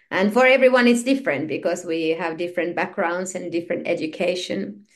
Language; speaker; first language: English; non-native, fluent; Finnish